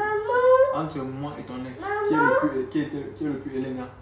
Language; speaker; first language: French; non-native, local second language; Haitian Creole